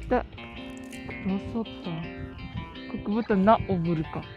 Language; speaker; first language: Russian; non-native, learner; Japanese